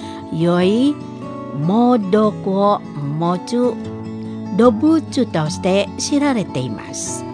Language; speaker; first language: Japanese; non-native, fluent; Indonesian